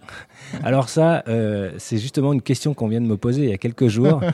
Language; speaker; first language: French; native; French